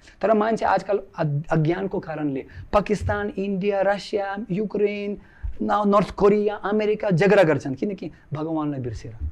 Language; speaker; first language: Nepali; non-native, fluent; Russian